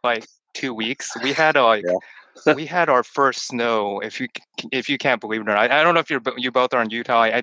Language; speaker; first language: English; early bilingual, other home language; Chinese